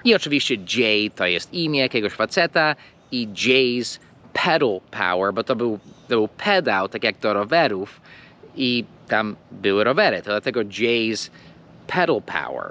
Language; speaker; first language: Polish; early bilingual, heritage; English